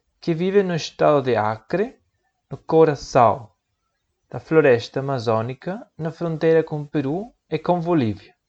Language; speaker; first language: Portuguese; non-native, learner; Spanish